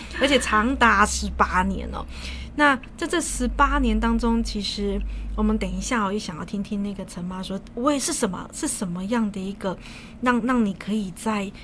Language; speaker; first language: Chinese; native; Chinese